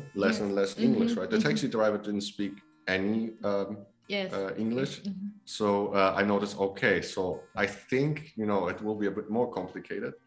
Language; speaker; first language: English; non-native, fluent; Polish